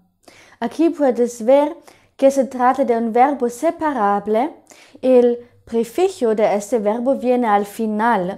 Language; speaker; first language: Spanish; non-native, fluent; German